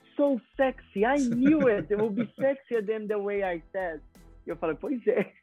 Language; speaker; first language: Portuguese; native; Portuguese